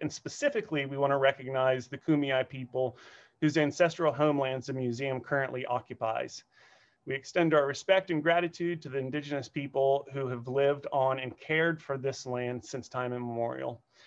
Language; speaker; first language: English; native; English